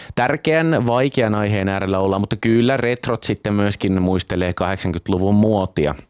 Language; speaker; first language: Finnish; native; Finnish